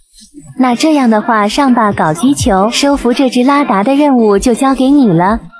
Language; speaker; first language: Chinese; native; Chinese